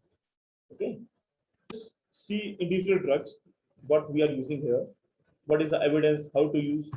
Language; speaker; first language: English; non-native, local second language; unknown